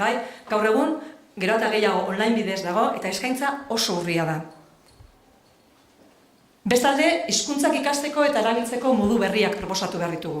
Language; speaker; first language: Basque; native; Basque